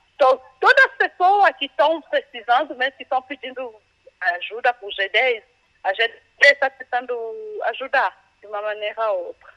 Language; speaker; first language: Portuguese; non-native, fluent; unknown